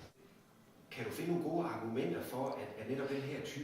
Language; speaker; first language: Danish; native; Danish